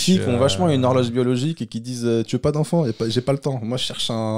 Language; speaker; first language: French; native; French